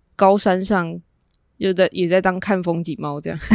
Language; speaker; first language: Chinese; native; Chinese